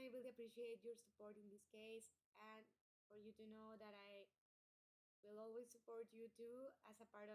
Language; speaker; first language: English; non-native, fluent; Spanish